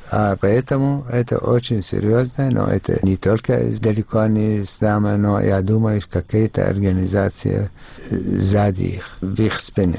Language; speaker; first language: Russian; non-native, fluent; Arabic